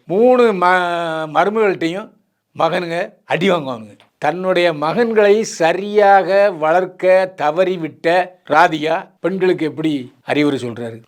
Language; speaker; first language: Tamil; native; Tamil